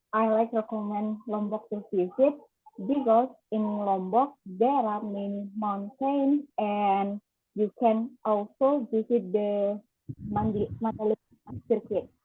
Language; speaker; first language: English; non-native, learner; Indonesian